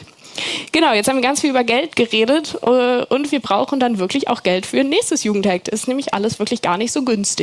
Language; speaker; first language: German; native; German